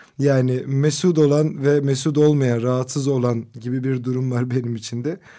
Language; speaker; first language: Turkish; non-native, local second language; Kurdish